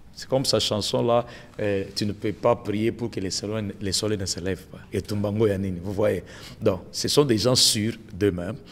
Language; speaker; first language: French; non-native, local second language; Lingala